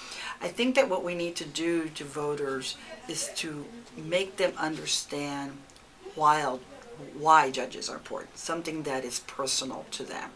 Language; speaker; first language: English; early bilingual, other home language; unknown